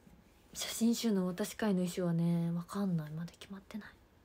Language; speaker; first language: Japanese; native; Japanese